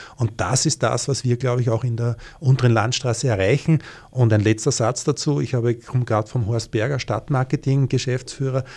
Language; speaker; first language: German; native; German